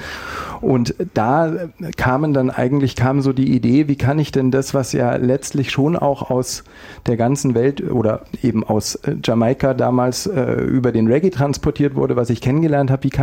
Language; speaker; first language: German; native; German